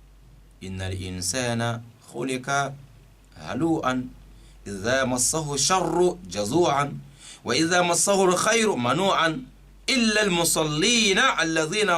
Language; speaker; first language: Arabic; non-native, fluent; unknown